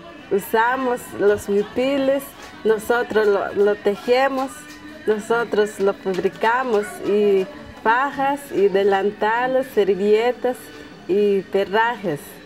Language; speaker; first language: Spanish; non-native, local second language; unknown